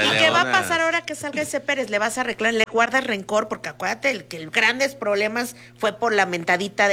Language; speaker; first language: Spanish; native; Spanish